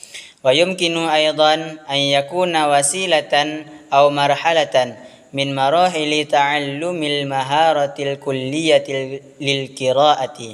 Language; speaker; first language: Arabic; non-native, learner; Indonesian